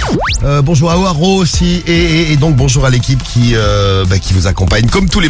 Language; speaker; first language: French; native; French